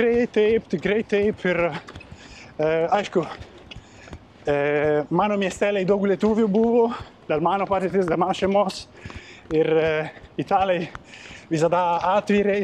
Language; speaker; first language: Lithuanian; non-native, learner; Italian